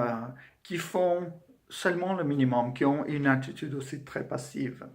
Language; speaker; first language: French; non-native, fluent; Portuguese